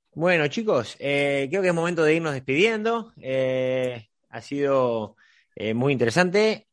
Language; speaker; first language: Spanish; native; Spanish